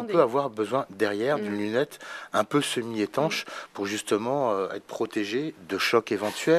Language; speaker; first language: French; native; French